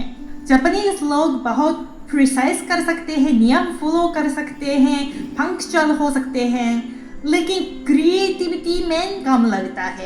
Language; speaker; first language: Hindi; non-native, fluent; Japanese